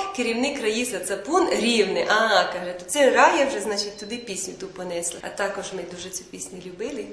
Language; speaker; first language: Ukrainian; native; Ukrainian